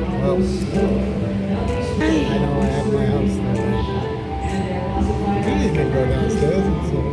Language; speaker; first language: English; non-native, local second language; Filipino